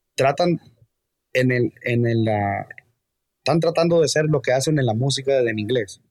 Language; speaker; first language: Spanish; early bilingual, heritage; Spanish